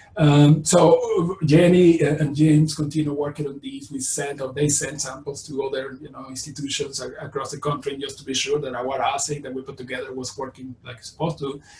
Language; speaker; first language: English; non-native, fluent; Spanish